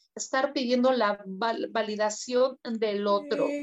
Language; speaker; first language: Spanish; native; Spanish